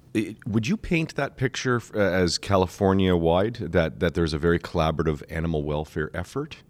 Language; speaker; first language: English; native; English